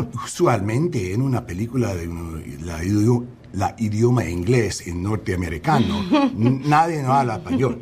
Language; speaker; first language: Spanish; non-native, learner; English